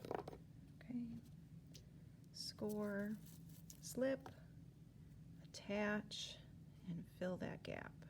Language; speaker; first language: English; native; English